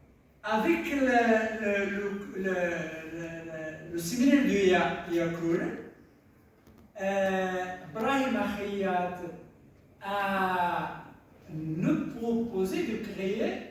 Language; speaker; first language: French; non-native, local second language; Tachelhit